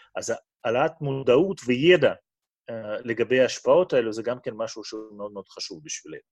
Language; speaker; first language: Hebrew; non-native, fluent; Russian